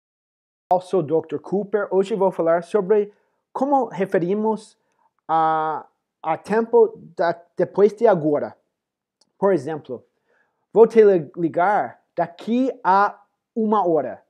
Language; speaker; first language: Portuguese; non-native, fluent; English